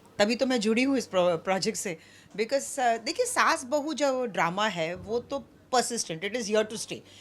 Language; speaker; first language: Hindi; non-native, local second language; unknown